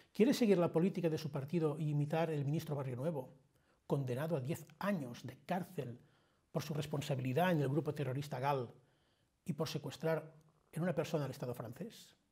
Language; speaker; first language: Spanish; non-native, local second language; Catalan